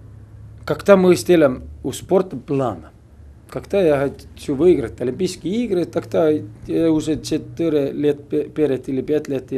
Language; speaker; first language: Russian; non-native, learner; Estonian